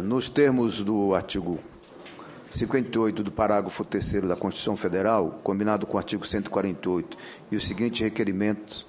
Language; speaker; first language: Portuguese; native; Portuguese